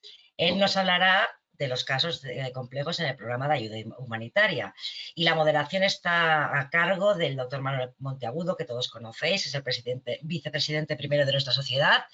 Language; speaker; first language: Spanish; native; Spanish